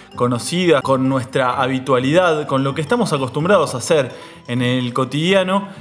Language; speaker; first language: Spanish; native; Spanish